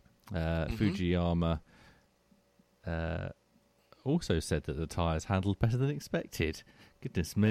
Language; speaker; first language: English; native; English